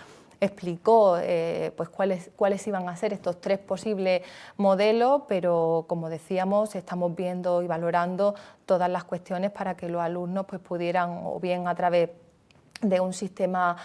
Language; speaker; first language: Spanish; native; Spanish